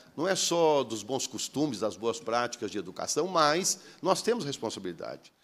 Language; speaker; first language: Portuguese; native; Portuguese